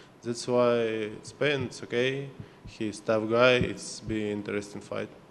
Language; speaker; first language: English; non-native, learner; Russian